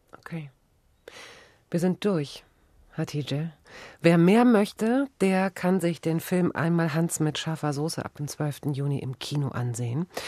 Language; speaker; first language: German; native; German